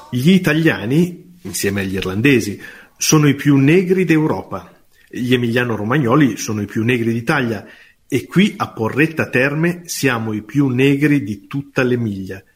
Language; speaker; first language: Italian; native; Italian